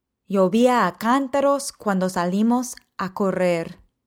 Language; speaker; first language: Spanish; non-native, fluent; English